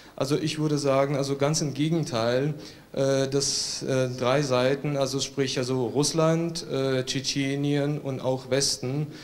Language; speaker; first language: German; non-native, fluent; Russian